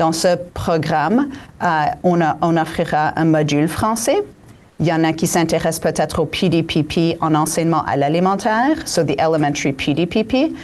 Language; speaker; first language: French; native; French